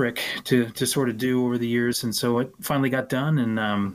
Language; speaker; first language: English; native; English